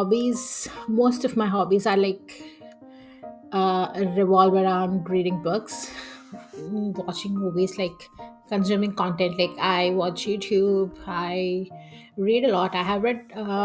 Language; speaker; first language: English; non-native, local second language; Telugu